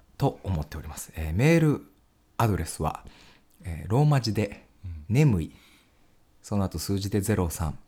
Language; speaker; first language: Japanese; native; Japanese